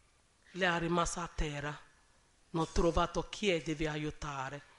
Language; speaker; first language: Italian; non-native, learner; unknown